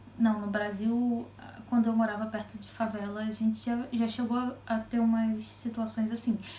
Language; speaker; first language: Portuguese; native; Portuguese